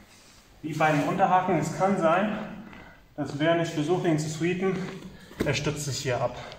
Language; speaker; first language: German; non-native, fluent; English